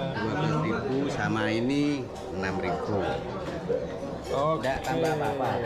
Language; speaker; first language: Indonesian; native; Indonesian